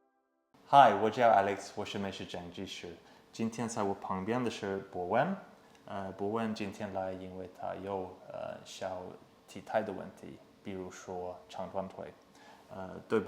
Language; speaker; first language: Chinese; non-native, fluent; English